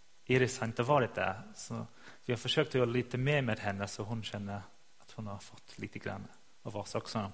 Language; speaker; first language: Swedish; non-native, fluent; English